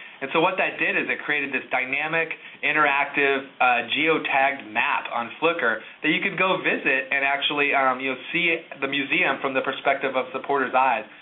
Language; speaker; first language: English; native; English